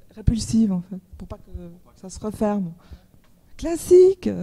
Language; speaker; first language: French; native; French